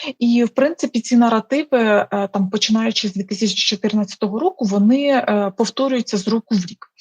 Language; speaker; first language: Ukrainian; native; Ukrainian